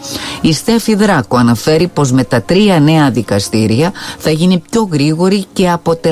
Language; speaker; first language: Greek; native; Greek